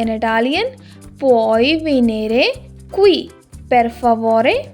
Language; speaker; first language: Italian; non-native, learner; Hindi